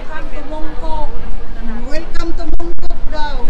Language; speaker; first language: English; non-native, local second language; Filipino